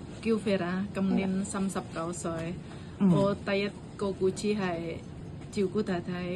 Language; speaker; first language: Cantonese; non-native, learner; Indonesian